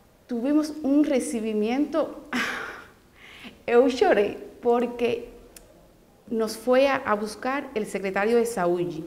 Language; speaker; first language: Portuguese; non-native, learner; Spanish